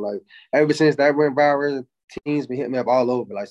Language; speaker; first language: English; native; English